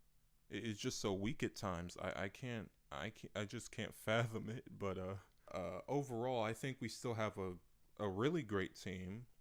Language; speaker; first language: English; native; English